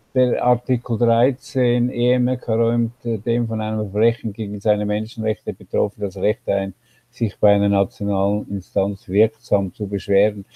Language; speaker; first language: German; native; German